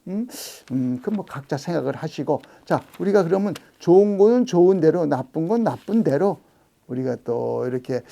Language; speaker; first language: Korean; native; Korean